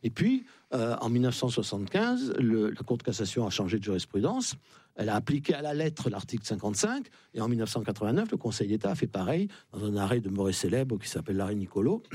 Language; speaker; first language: French; native; French